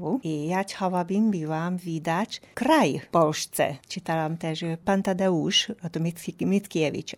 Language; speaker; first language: Polish; non-native, learner; Hungarian